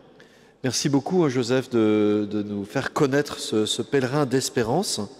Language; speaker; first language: French; native; French